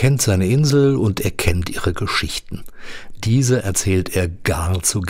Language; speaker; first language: German; native; German